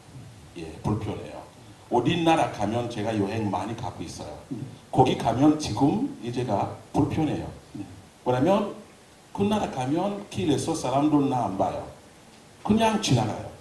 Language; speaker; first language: Korean; non-native, learner; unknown